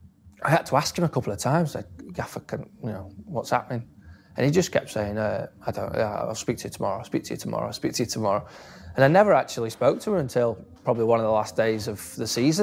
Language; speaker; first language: English; native; English